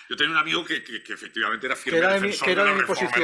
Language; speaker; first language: Spanish; native; Spanish